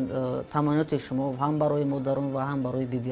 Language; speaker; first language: Persian; native; Persian